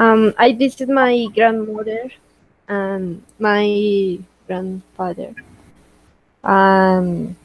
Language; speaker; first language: English; non-native, learner; Spanish